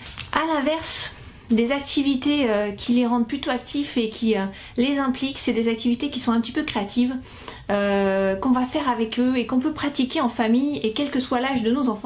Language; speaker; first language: French; native; French